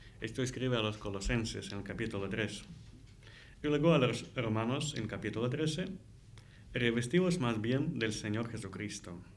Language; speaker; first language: Spanish; non-native, fluent; Ukrainian